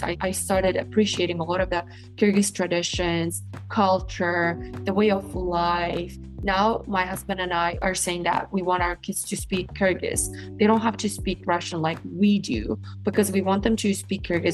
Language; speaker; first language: English; non-native, fluent; Kyrgyz